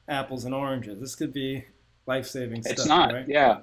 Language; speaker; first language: English; native; English